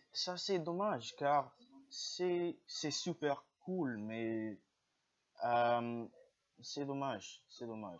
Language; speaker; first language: French; non-native, learner; English